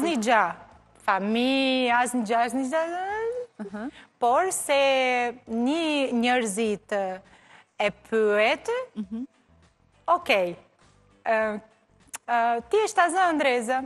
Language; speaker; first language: Albanian; non-native, learner; Portuguese